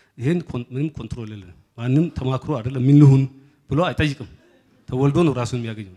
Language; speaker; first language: Amharic; non-native, local second language; Somali